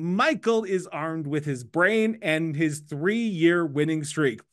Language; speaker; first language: English; native; English